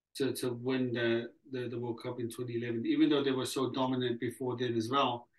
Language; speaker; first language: English; early bilingual, other home language; Samoan